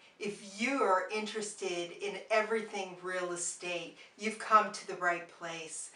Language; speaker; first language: English; native; English